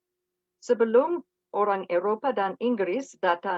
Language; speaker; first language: Indonesian; non-native, fluent; English